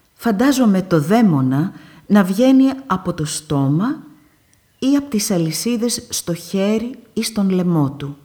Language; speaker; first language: Greek; native; Greek